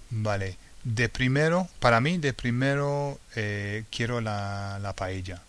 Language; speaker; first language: Spanish; non-native, learner; English